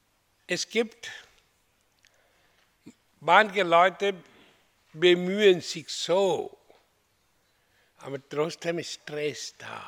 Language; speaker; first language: German; non-native, fluent; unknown